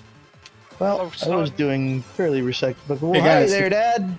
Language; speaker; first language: English; native; English